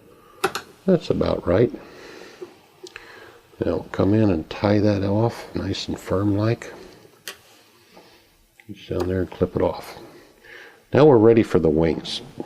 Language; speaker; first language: English; native; English